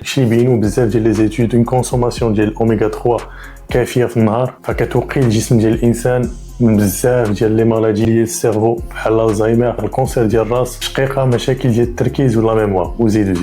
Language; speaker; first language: Arabic; native; Arabic